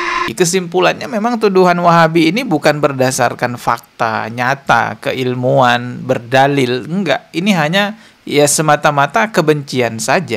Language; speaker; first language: Indonesian; native; Indonesian